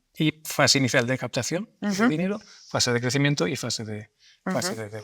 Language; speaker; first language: Spanish; native; Spanish